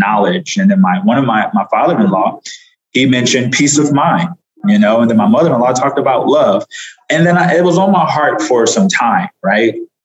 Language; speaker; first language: English; native; English